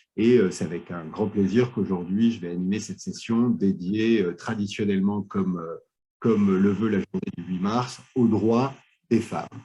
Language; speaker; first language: French; native; French